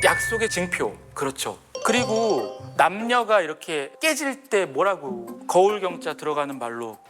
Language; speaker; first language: Korean; native; Korean